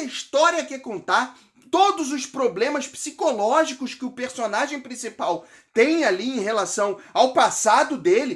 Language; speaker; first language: Portuguese; native; Portuguese